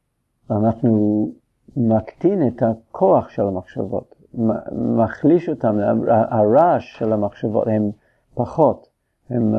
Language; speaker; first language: Hebrew; non-native, fluent; English